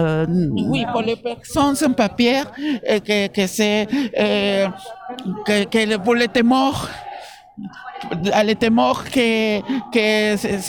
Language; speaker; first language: French; non-native, learner; Spanish